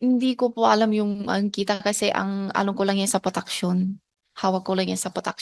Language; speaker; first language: Filipino; non-native, learner; Chinese